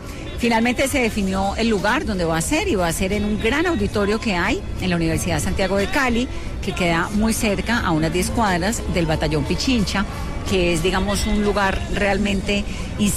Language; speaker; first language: Spanish; native; Spanish